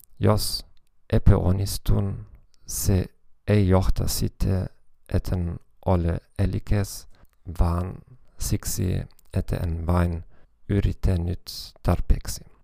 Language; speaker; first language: Finnish; non-native, fluent; German